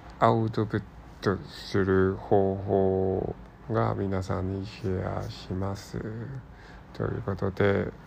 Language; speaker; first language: Japanese; non-native, learner; Cantonese